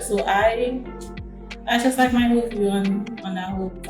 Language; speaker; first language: English; native; English